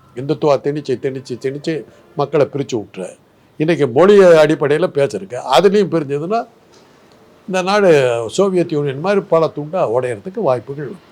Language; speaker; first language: Tamil; non-native, local second language; Telugu